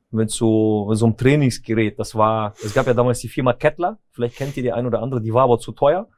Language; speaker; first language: German; early bilingual, other home language; Russian